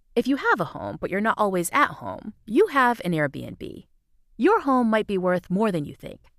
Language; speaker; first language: English; native; English